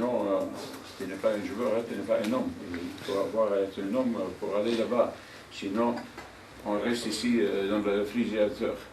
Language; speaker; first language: French; non-native, fluent; Dutch